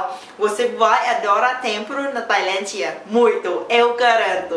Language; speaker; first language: Portuguese; non-native, learner; Thai